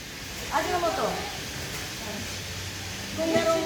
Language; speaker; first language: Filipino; non-native, learner; Korean